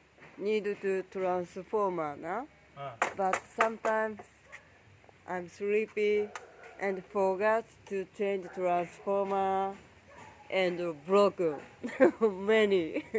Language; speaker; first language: English; non-native, learner; Japanese